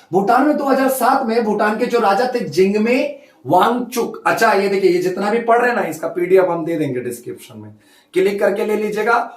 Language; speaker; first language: Hindi; native; Hindi